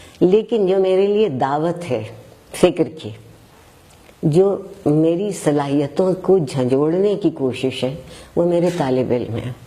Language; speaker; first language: Urdu; native; Urdu